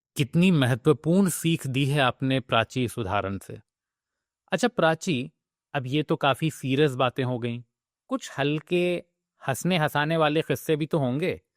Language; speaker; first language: Hindi; native; Hindi